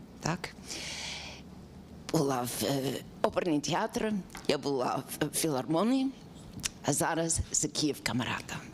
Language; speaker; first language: Ukrainian; non-native, learner; English